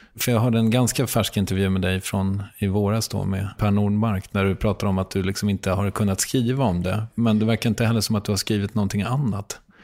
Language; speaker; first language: Swedish; native; Swedish